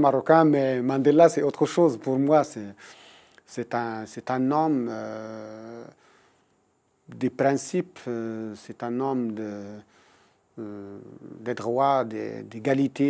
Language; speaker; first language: French; non-native, local second language; Arabic